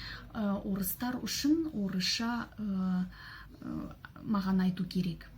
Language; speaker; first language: Kazakh; non-native, learner; Russian